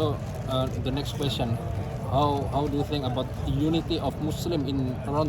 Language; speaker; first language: English; non-native, learner; Indonesian